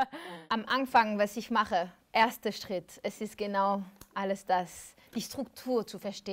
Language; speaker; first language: German; non-native, fluent; French